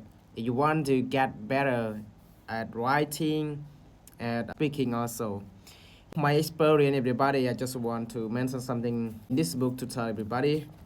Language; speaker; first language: English; non-native, learner; Khmer